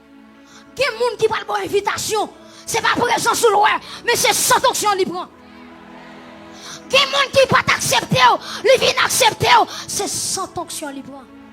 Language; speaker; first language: French; non-native, local second language; Haitian Creole